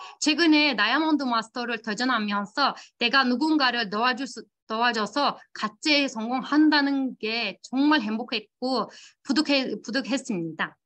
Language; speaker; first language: Korean; non-native, fluent; Turkish